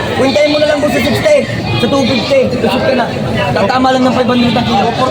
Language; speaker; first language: Filipino; native; Filipino